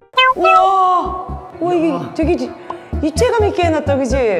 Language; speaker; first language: Korean; native; Korean